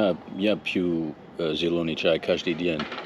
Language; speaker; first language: Russian; non-native, learner; English